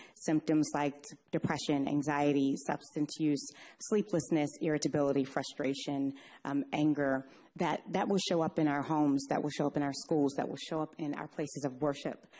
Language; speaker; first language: English; native; English